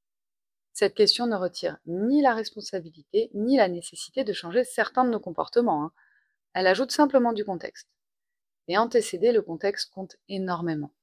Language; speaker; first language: French; native; French